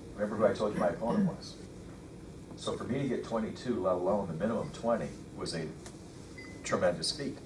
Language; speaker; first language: English; native; English